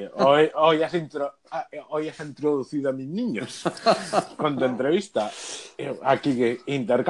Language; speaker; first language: Spanish; native; Spanish